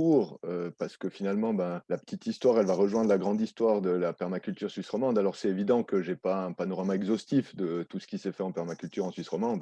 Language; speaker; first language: French; native; French